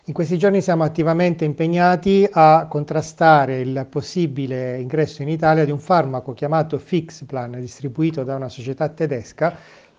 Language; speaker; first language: Italian; native; Italian